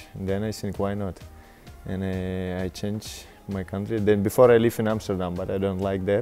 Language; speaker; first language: English; non-native, learner; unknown